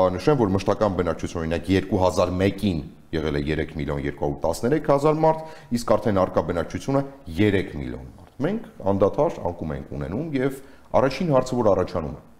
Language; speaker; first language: Armenian; native; Armenian